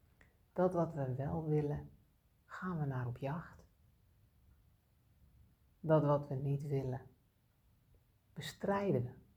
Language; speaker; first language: Dutch; native; Dutch